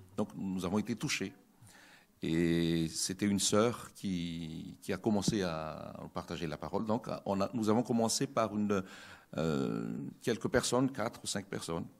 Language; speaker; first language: French; non-native, local second language; Malagasy